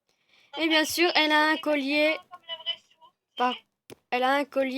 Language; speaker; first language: French; native; French